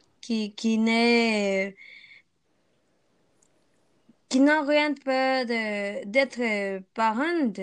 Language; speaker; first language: French; non-native, learner; Spanish